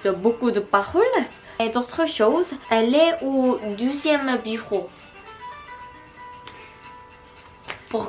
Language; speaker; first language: French; non-native, learner; Korean